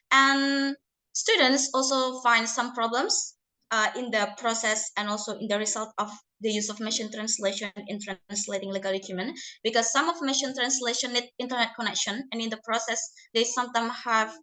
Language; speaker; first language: English; non-native, learner; Indonesian